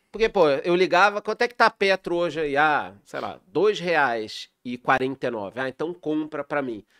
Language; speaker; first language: Portuguese; native; Portuguese